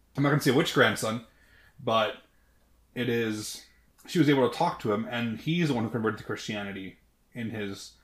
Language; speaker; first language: English; native; English